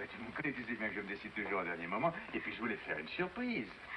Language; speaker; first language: French; native; French